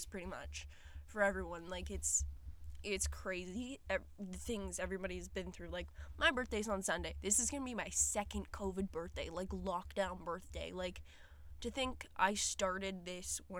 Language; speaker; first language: English; native; English